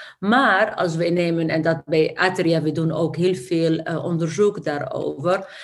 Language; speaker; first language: Dutch; non-native, fluent; Arabic